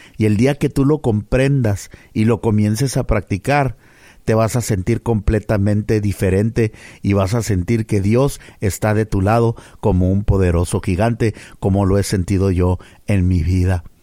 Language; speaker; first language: Spanish; early bilingual, heritage; Spanish